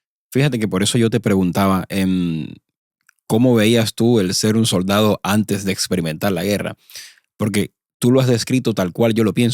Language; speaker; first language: Spanish; native; Spanish